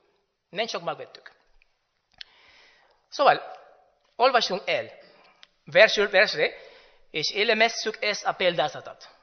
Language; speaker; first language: Hungarian; non-native, fluent; Spanish